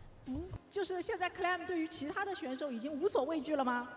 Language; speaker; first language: Chinese; native; Chinese